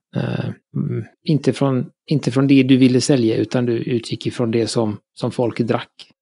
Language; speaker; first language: Swedish; early bilingual, other home language; Russian